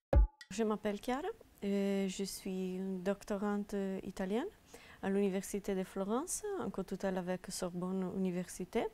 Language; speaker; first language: French; non-native, fluent; Italian